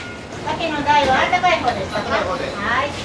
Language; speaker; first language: Japanese; native; Japanese